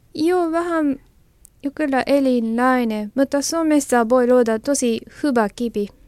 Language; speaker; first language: Finnish; non-native, learner; Japanese